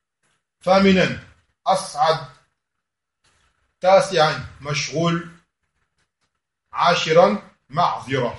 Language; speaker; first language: Arabic; non-native, fluent; French